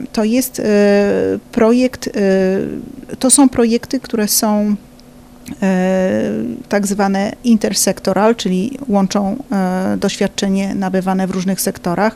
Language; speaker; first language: Polish; native; Polish